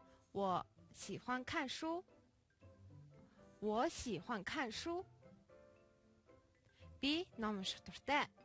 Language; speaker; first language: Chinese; non-native, fluent; Mongolian